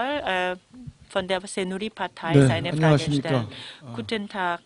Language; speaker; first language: German; non-native, fluent; Korean